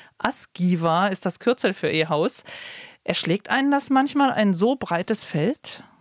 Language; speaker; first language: German; native; German